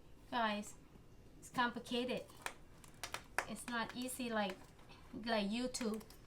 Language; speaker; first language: English; non-native, learner; Thai